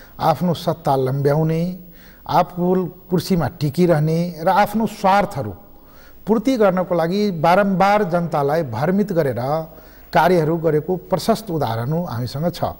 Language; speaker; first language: Nepali; non-native, local second language; Maithili